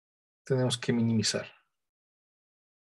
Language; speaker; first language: Spanish; native; Spanish